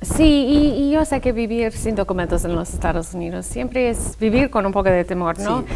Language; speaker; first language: Spanish; non-native, fluent; English